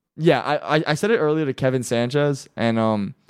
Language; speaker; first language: English; native; English